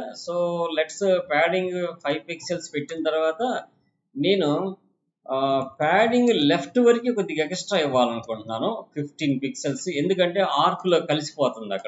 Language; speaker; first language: Telugu; native; Telugu